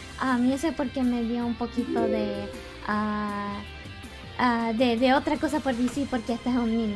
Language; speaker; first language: Spanish; early bilingual, heritage; English